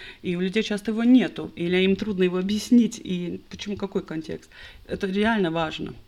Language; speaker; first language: Russian; non-native, local second language; Latvian